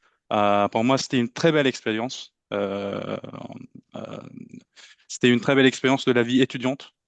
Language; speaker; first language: French; non-native, fluent; Turkish